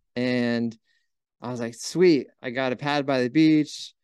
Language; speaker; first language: English; native; English